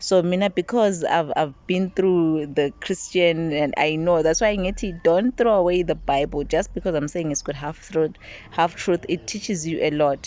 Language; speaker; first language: English; non-native, local second language; Zulu